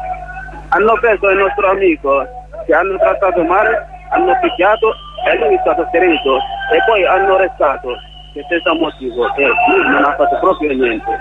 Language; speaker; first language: Italian; non-native, learner; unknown